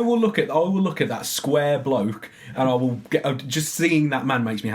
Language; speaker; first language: English; native; English